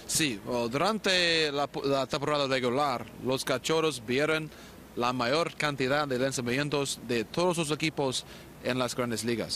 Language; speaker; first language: Spanish; non-native, fluent; English